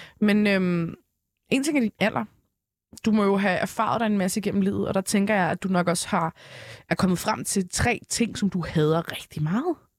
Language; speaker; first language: Danish; early bilingual, other home language; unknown